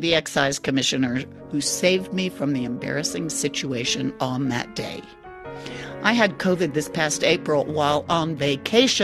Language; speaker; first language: English; native; English